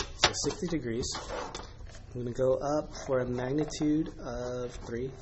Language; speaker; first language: English; native; English